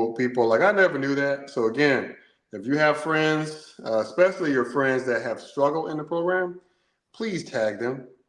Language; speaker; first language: English; native; English